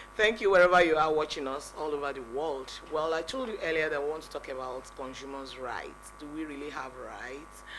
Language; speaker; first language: English; non-native, local second language; Yoruba